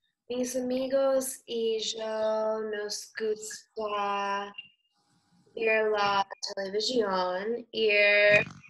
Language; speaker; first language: Spanish; non-native, learner; English